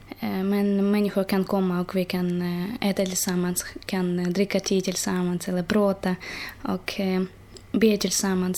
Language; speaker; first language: Swedish; non-native, learner; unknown